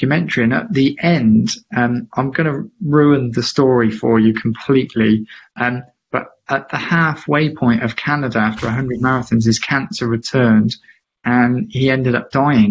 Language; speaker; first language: English; native; English